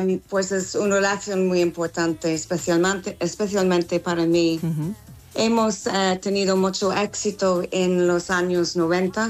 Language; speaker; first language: Spanish; non-native, fluent; English